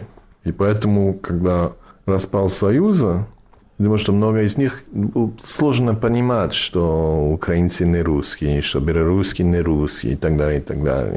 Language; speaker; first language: Russian; non-native, fluent; English